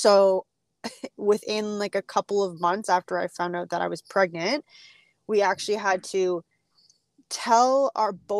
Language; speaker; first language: English; native; English